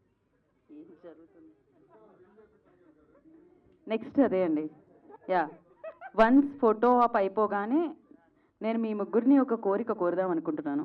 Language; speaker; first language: Telugu; native; Telugu